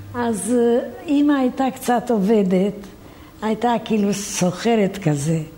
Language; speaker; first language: Hebrew; non-native, fluent; Romanian